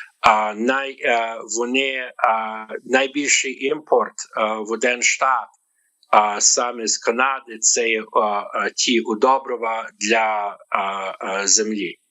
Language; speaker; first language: Ukrainian; early bilingual, heritage; Ukrainian